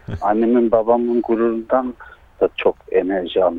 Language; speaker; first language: Turkish; early bilingual, heritage; Turkish